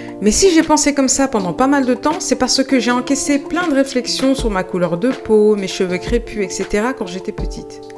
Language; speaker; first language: French; native; French